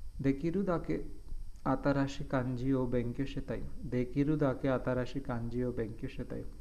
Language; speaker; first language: Japanese; non-native, learner; Hindi